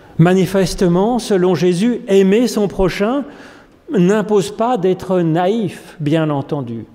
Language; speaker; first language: French; native; French